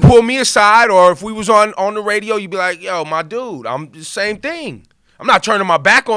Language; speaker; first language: English; native; English